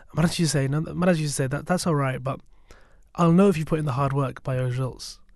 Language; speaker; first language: English; native; English